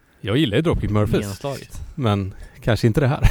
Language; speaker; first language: Swedish; native; Swedish